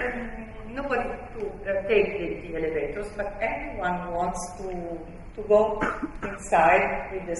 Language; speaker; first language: English; non-native, fluent; Italian